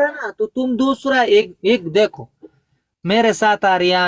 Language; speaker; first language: Hindi; non-native, local second language; Pashto